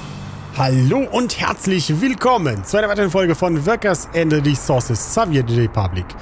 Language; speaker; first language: German; native; German